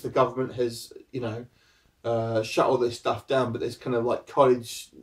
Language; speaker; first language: English; native; English